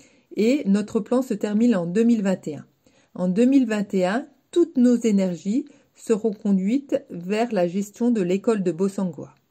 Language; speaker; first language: French; native; French